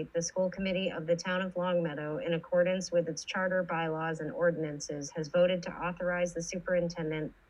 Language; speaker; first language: English; native; English